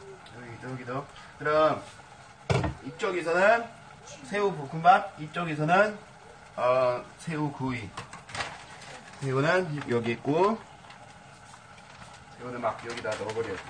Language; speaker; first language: Korean; non-native, fluent; English